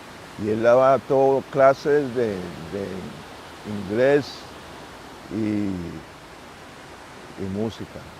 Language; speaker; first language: Spanish; non-native, local second language; English